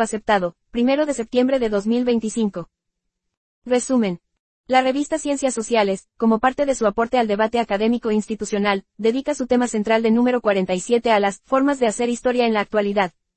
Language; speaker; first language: Spanish; native; Spanish